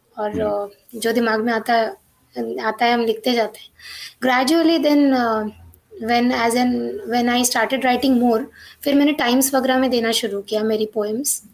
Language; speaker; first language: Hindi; non-native, local second language; Marathi